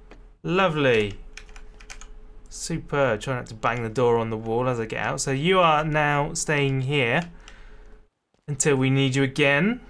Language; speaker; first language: English; native; English